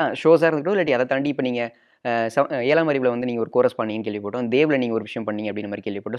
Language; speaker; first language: Tamil; native; Tamil